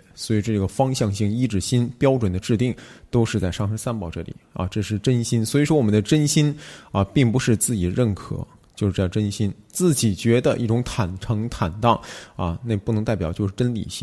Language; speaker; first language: Chinese; native; Chinese